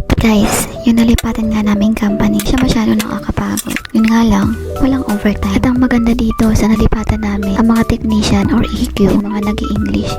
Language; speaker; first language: Filipino; native; Filipino